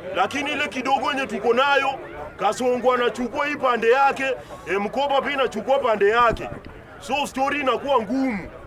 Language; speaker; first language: Swahili; native; Swahili